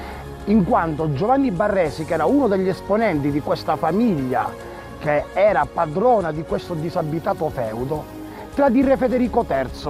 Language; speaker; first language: Italian; native; Italian